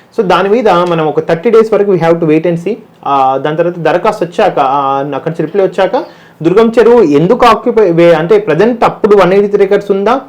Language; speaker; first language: Telugu; native; Telugu